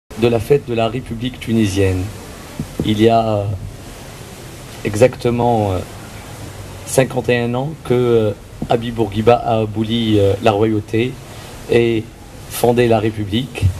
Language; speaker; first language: French; non-native, local second language; Arabic